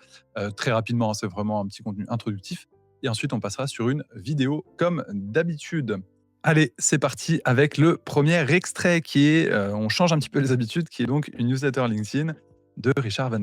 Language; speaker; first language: French; native; French